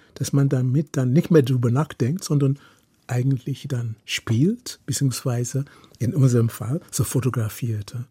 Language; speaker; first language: German; non-native, fluent; Yoruba